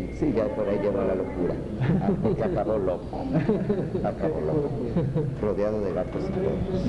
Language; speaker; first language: Spanish; native; Spanish